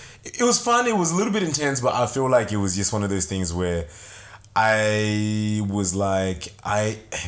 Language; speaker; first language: English; non-native, local second language; Shona